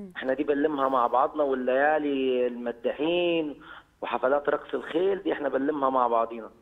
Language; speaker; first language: Egyptian Arabic; native; Egyptian Arabic